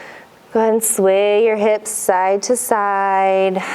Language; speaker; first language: English; native; English